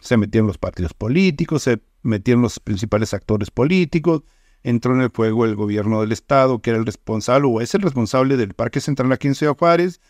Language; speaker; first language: Spanish; native; Spanish